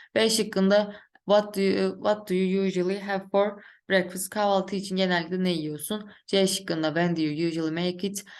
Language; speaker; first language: English; non-native, fluent; Turkish